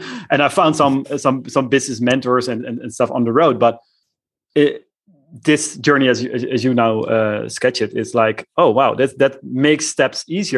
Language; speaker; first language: English; non-native, fluent; Dutch